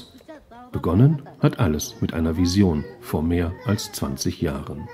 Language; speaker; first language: German; native; German